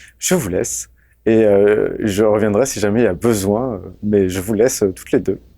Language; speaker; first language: French; native; French